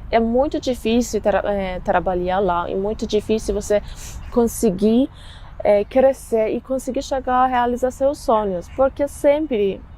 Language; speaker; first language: Portuguese; non-native, fluent; Persian